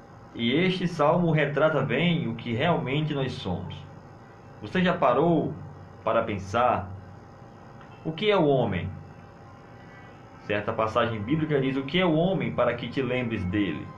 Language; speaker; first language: Portuguese; native; Portuguese